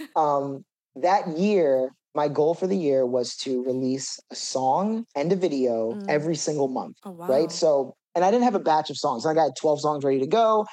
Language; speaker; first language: English; native; English